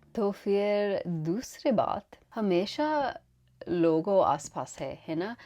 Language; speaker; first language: Hindi; non-native, learner; English